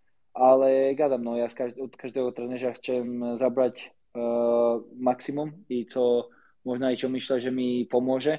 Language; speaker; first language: Polish; non-native, learner; Slovak